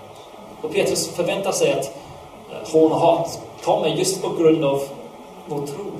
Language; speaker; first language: Swedish; non-native, fluent; English